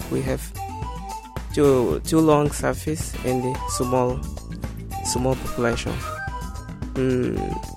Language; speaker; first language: English; non-native, learner; Portuguese